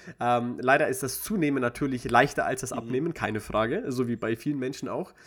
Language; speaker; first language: German; early bilingual, other home language; Russian